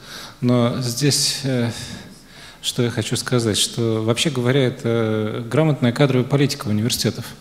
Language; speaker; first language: Russian; native; Russian